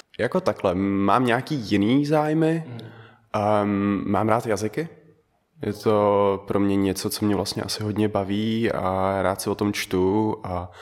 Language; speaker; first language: Czech; early bilingual, other home language; Dutch